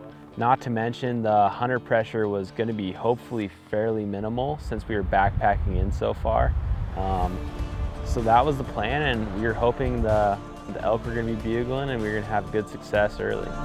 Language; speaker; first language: English; native; English